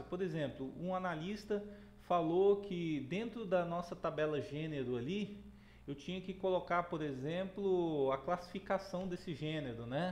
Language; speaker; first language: Portuguese; native; Portuguese